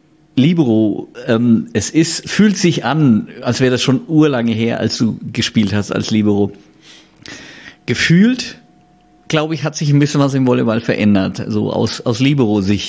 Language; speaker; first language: German; native; German